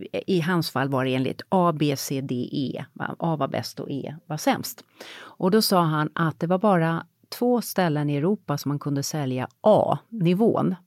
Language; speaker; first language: Swedish; native; Swedish